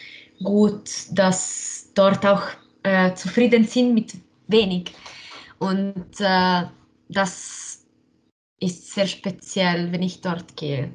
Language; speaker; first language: German; non-native, local second language; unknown